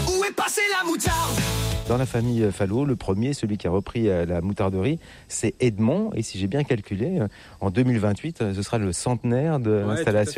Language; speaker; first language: French; native; French